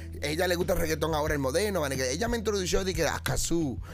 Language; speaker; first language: Spanish; early bilingual, heritage; Spanish